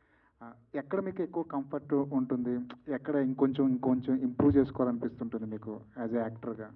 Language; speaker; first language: Telugu; native; Telugu